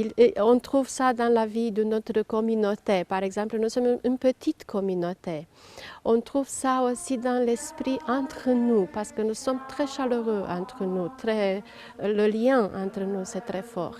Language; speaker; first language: French; non-native, fluent; Romanian